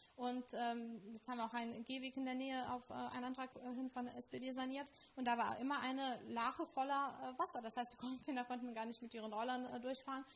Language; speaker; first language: German; non-native, fluent; Lithuanian